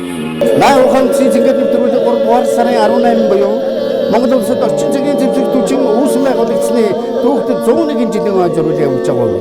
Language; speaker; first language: Mongolian; native; Mongolian